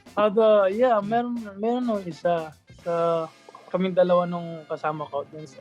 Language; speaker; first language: Filipino; non-native, local second language; Surigaonon